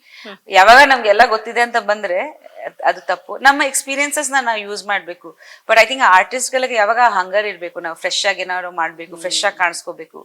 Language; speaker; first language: Kannada; non-native, fluent; Bangla